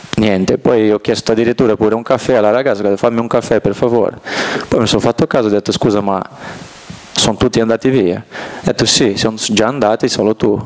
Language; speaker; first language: Italian; non-native, fluent; Portuguese